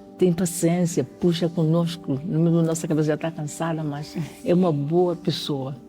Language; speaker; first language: Portuguese; non-native, local second language; Kabuverdianu